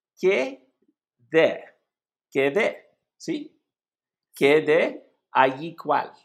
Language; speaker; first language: Spanish; non-native, learner; English